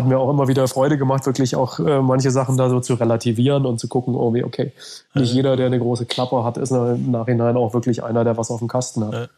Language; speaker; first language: German; native; German